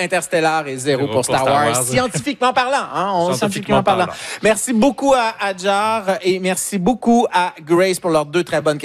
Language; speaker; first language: French; native; French